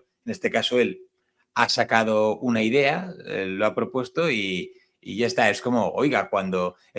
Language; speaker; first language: Spanish; native; Spanish